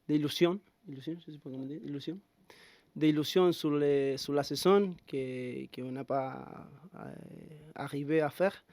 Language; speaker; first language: French; non-native, fluent; Spanish